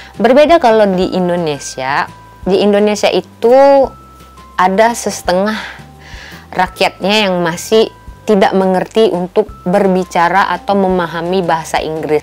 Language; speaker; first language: Indonesian; native; Indonesian